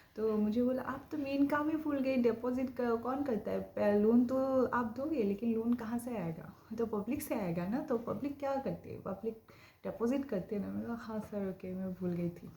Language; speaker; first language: Hindi; non-native, local second language; Assamese